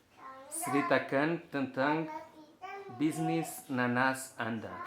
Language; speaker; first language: Indonesian; non-native, learner; Portuguese